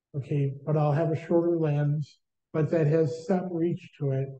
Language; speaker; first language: English; native; English